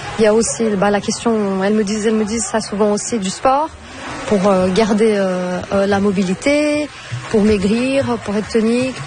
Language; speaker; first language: French; non-native, fluent; Portuguese